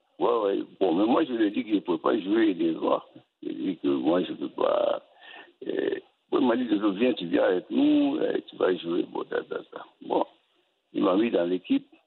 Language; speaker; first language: French; non-native, local second language; Bambara